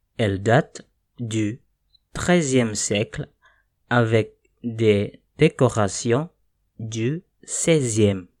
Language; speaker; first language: French; non-native, fluent; Indonesian